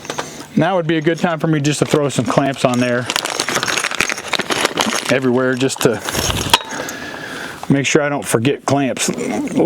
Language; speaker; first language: English; native; English